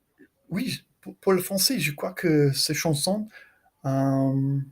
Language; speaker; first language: French; non-native, learner; English